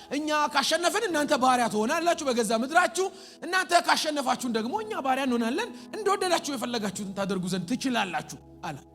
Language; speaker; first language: Amharic; native; Amharic